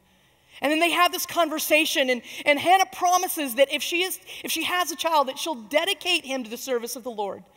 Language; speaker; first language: English; native; English